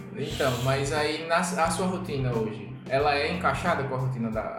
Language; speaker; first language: Portuguese; native; Portuguese